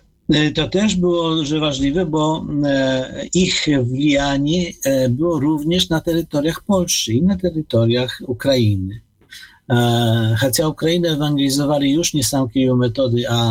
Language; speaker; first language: Polish; non-native, fluent; Ukrainian